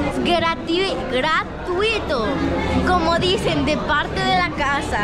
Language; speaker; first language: Spanish; native; Spanish